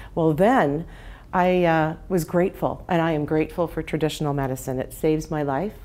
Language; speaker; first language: English; native; English